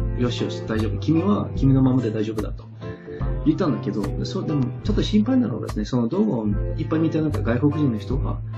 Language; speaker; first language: Japanese; non-native, fluent; English